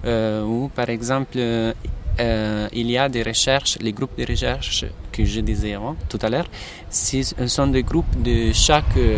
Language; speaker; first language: French; non-native, fluent; Italian